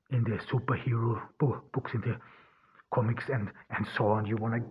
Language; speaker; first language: English; non-native, fluent; Turkish